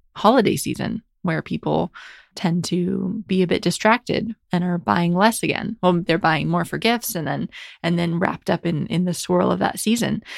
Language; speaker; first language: English; native; English